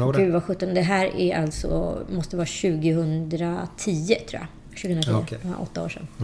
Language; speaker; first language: Swedish; native; Swedish